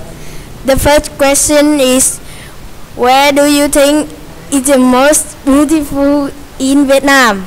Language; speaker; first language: English; non-native, learner; Vietnamese